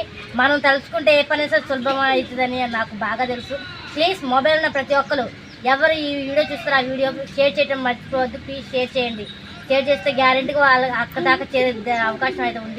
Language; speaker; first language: Telugu; native; Telugu